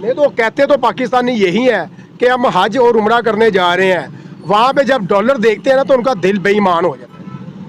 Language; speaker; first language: Hindi; non-native, local second language; Punjabi